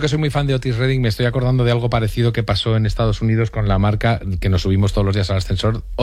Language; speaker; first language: Spanish; native; Spanish